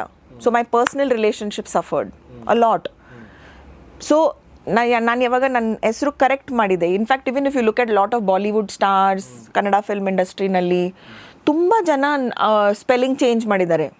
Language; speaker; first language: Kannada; non-native, local second language; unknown